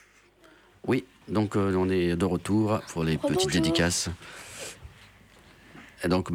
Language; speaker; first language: French; native; French